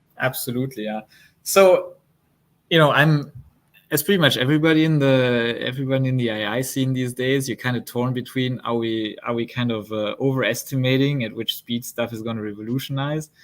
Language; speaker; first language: English; non-native, fluent; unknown